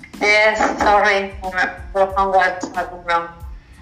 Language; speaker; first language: English; non-native, learner; Spanish